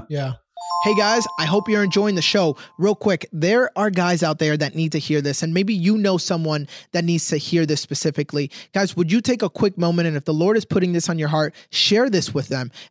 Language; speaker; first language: English; non-native, fluent; Spanish